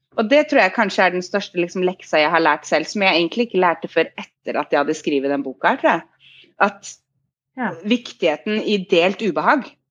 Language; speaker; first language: Norwegian; native; Norwegian